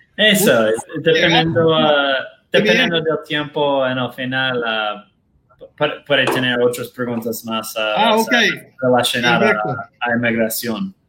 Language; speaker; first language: Spanish; non-native, learner; Portuguese